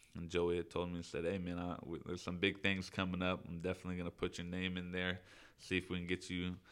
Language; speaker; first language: English; native; English